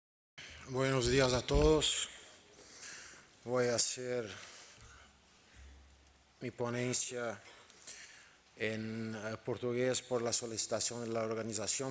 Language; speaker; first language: Spanish; non-native, learner; Portuguese